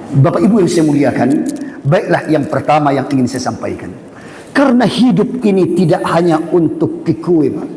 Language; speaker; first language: Malay; non-native, local second language; Buginese